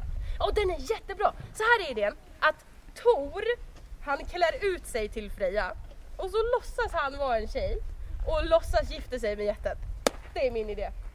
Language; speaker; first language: Swedish; native; Swedish